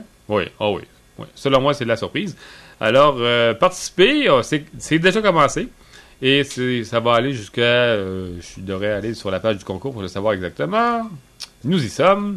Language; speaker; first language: French; native; French